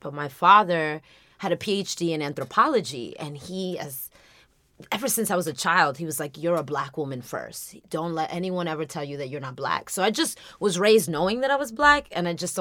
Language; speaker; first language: English; native; English